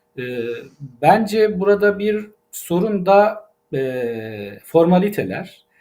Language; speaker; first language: Turkish; native; Turkish